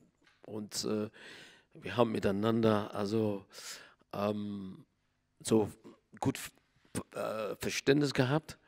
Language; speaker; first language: German; non-native, learner; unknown